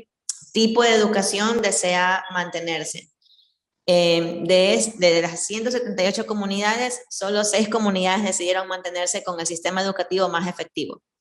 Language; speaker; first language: Spanish; native; Spanish